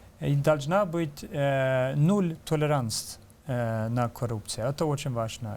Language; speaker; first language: Russian; non-native, fluent; Swedish